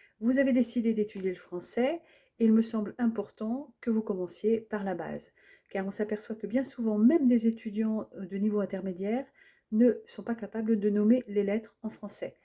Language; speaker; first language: French; native; French